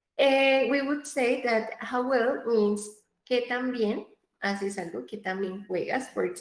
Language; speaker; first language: Spanish; native; Spanish